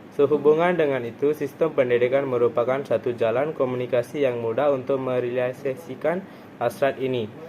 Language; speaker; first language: Malay; non-native, local second language; Tamil